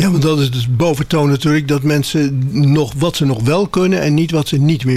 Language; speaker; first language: Dutch; native; Dutch